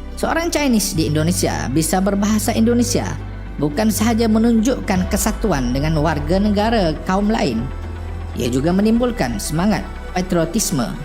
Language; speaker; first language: Malay; native; Malay